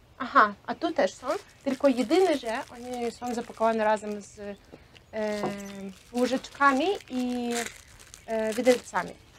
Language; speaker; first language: Polish; non-native, fluent; Russian